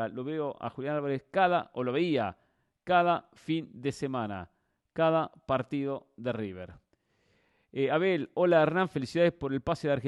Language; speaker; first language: Spanish; native; Spanish